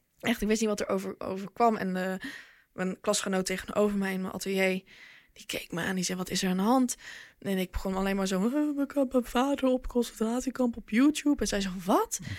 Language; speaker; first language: Dutch; early bilingual, other home language; Bosnian